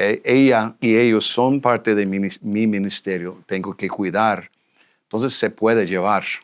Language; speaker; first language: Spanish; non-native, fluent; English